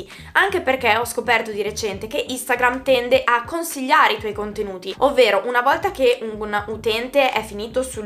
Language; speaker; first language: Italian; native; Italian